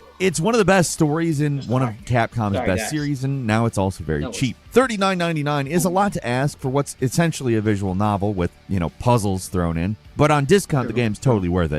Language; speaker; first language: English; native; English